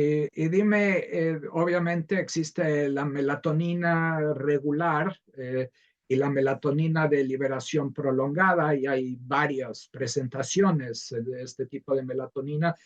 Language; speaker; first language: Spanish; native; Spanish